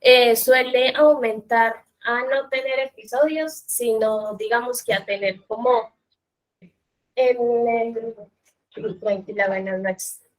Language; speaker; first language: Spanish; native; Spanish